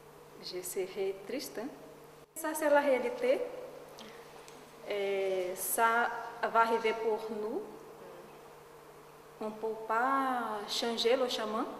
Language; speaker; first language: French; non-native, learner; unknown